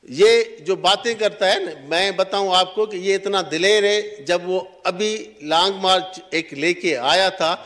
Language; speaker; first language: Urdu; non-native, local second language; Sindhi